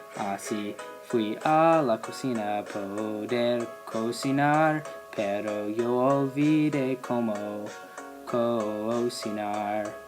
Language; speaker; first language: Spanish; non-native, learner; English